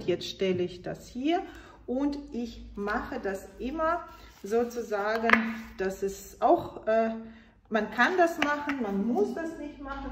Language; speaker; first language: German; non-native, fluent; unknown